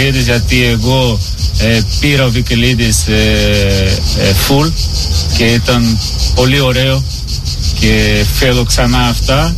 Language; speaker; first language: Greek; non-native, learner; Portuguese